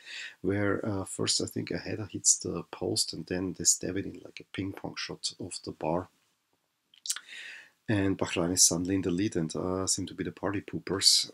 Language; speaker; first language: English; non-native, fluent; German